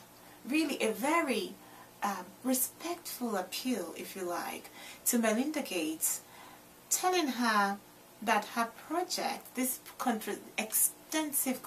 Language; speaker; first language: English; non-native, local second language; Igbo